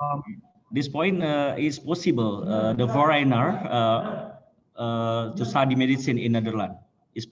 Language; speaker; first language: English; non-native, learner; Indonesian